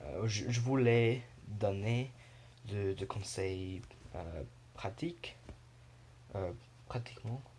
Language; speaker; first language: French; non-native, learner; English